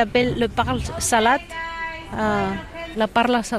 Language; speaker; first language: French; non-native, learner; Catalan